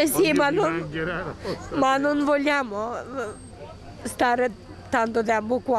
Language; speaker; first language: Italian; non-native, learner; Ukrainian